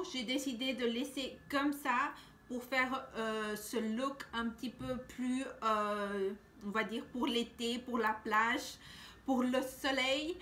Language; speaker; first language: French; non-native, learner; Spanish